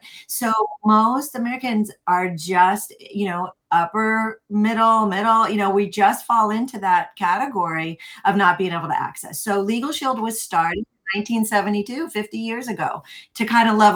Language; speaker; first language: English; native; English